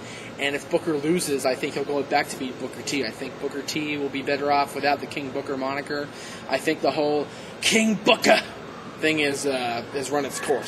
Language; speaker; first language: English; native; English